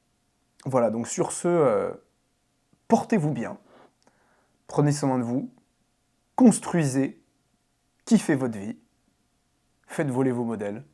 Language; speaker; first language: French; native; French